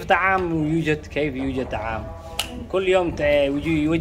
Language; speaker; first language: Arabic; non-native, learner; Somali